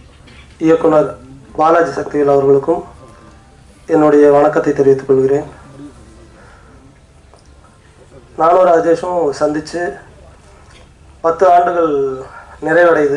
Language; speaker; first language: Tamil; native; Tamil